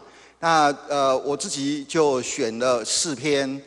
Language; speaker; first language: Chinese; native; Chinese